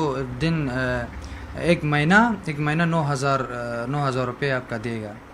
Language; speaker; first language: Hindi; non-native, learner; Persian